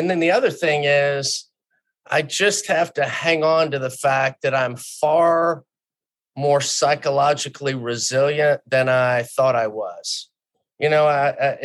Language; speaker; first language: English; native; English